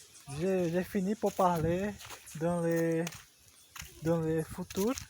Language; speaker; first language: French; non-native, learner; Portuguese